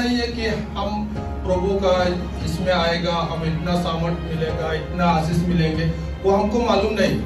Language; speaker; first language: Hindi; non-native, local second language; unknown